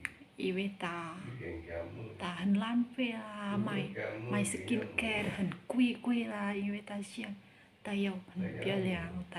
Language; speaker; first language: Chinese; non-native, learner; Indonesian